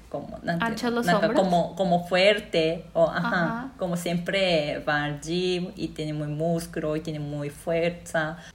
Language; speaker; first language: Spanish; non-native, fluent; Japanese